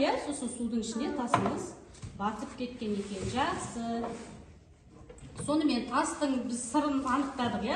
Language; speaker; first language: Kazakh; native; Kazakh